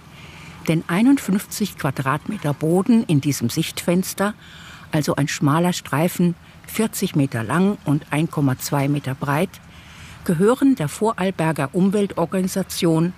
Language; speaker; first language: German; native; German